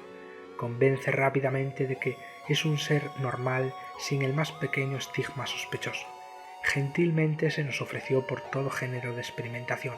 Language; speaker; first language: Spanish; native; Spanish